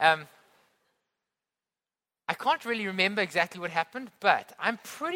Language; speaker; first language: English; native; English